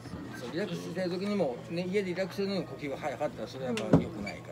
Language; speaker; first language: Japanese; native; Japanese